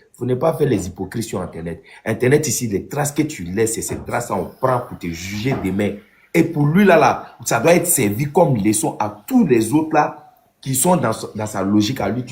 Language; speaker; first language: French; non-native, local second language; Dyula